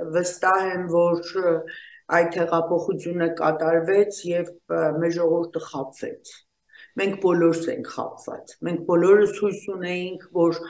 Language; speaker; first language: Armenian; native; Armenian